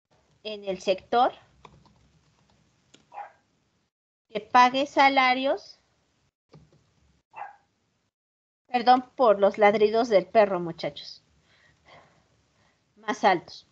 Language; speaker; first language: Spanish; native; Spanish